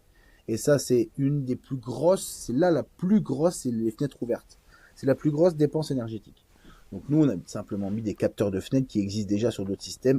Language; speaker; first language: French; native; French